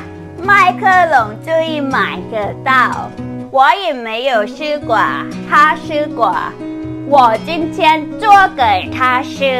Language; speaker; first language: Chinese; non-native, learner; Thai